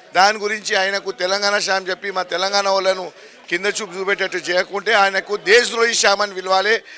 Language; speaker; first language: Telugu; non-native, local second language; Gujarati